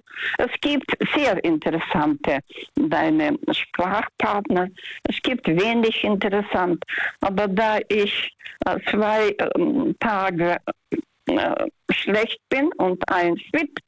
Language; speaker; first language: German; non-native, fluent; Russian